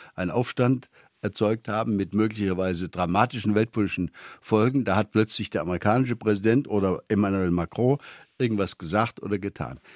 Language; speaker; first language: German; native; German